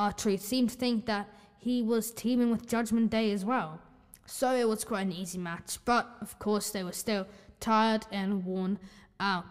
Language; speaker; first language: English; native; English